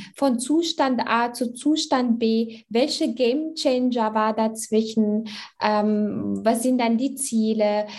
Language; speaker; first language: German; early bilingual, other home language; Arabic